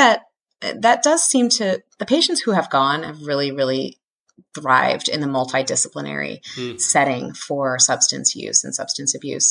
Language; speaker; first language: English; native; English